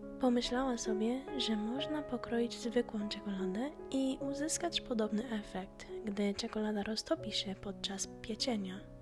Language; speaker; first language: Polish; non-native, fluent; English